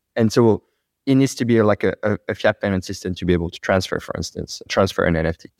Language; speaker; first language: English; non-native, fluent; French